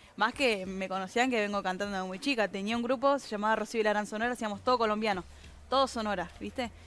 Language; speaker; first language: Spanish; native; Spanish